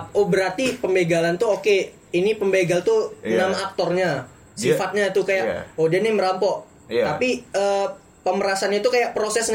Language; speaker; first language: Indonesian; native; Indonesian